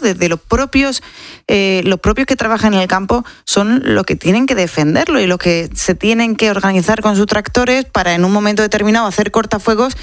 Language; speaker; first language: Spanish; native; Spanish